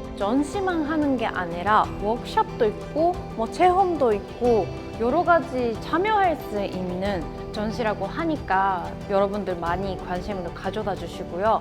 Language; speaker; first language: Korean; non-native, fluent; Japanese